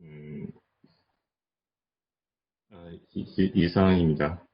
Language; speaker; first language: Korean; non-native, learner; Chinese